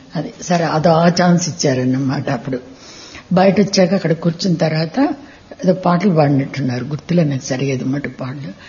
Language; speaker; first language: Telugu; native; Telugu